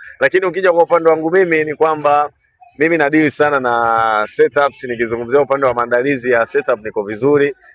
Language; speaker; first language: Swahili; native; Swahili